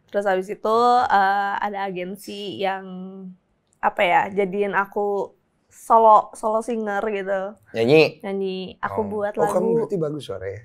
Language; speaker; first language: Indonesian; native; Indonesian